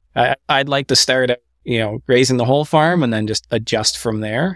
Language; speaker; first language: English; native; English